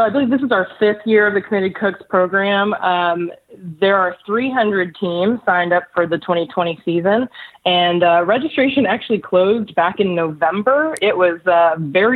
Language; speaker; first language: English; native; English